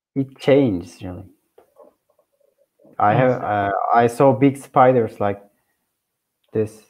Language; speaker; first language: English; non-native, learner; Turkish